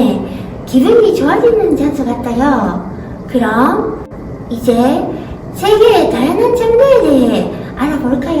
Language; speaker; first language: Korean; non-native, fluent; Japanese